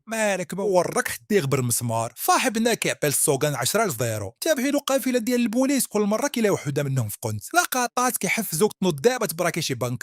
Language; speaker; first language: Arabic; native; Arabic